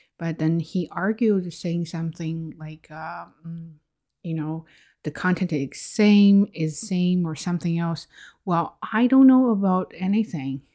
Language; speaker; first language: English; non-native, fluent; Chinese